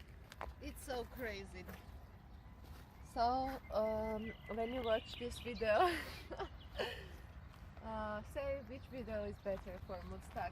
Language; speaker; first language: English; non-native, learner; Georgian